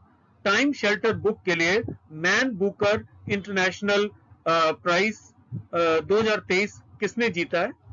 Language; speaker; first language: Hindi; native; Hindi